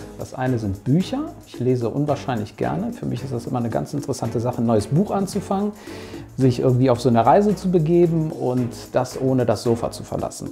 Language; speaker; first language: German; early bilingual, other home language; Spanish